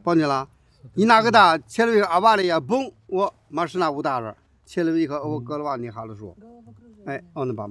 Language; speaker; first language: Russian; non-native, learner; Chinese